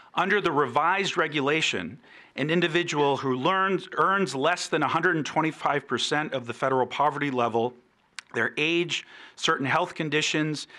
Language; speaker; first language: English; early bilingual, other home language; Spanish